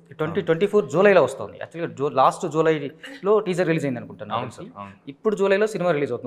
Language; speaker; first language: Telugu; native; Telugu